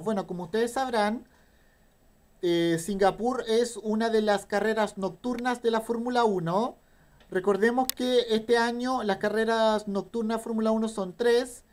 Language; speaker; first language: Spanish; native; Spanish